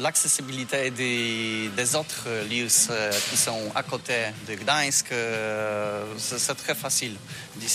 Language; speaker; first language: French; non-native, learner; Polish